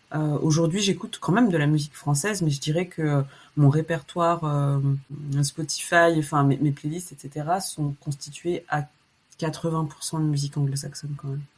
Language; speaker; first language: French; early bilingual, other home language; Chinese